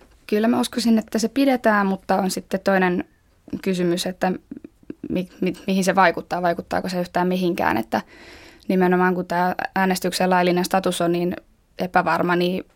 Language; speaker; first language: Finnish; native; Finnish